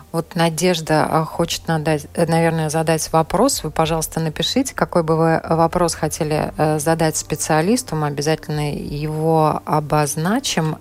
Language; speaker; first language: Russian; native; Russian